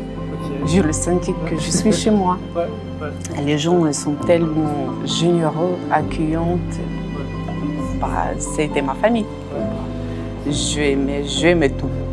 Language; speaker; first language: French; non-native, fluent; Ukrainian